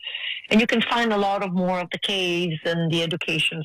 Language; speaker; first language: English; non-native, fluent; Italian